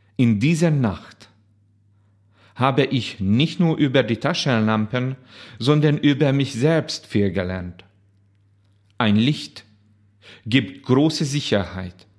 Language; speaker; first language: German; non-native, fluent; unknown